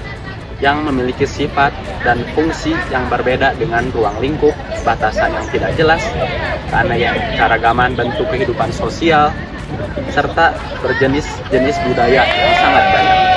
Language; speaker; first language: Indonesian; native; Indonesian